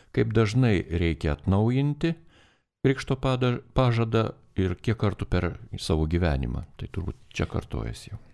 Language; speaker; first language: Lithuanian; native; Lithuanian